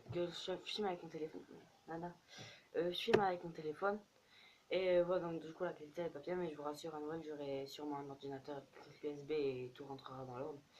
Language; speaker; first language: French; native; French